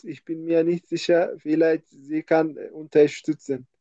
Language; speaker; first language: German; non-native, learner; Turkish